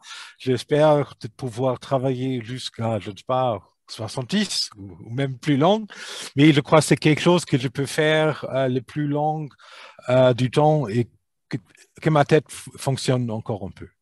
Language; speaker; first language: French; non-native, fluent; German